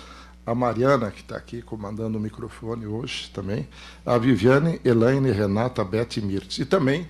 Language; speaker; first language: Portuguese; native; Portuguese